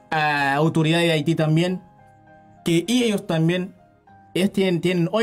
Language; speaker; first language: Spanish; non-native, learner; Haitian Creole